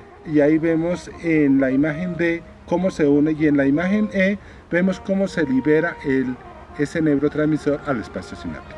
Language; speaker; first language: Spanish; native; Spanish